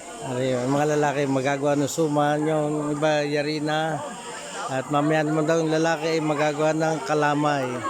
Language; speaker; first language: Filipino; native; Filipino